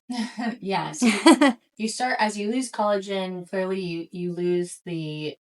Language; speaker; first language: English; native; English